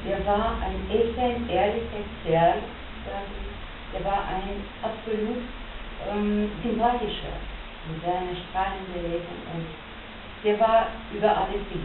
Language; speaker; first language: German; non-native, fluent; Russian